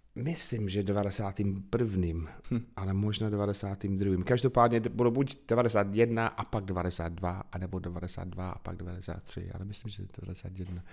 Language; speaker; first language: Czech; non-native, fluent; English